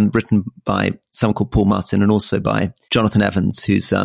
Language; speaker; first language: English; native; English